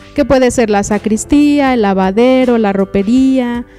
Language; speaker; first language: Spanish; native; Spanish